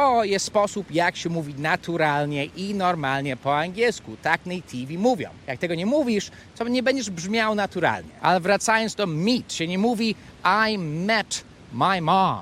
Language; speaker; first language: Polish; non-native, fluent; English